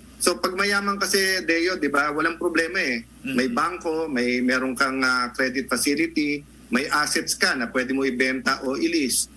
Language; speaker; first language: Filipino; native; Filipino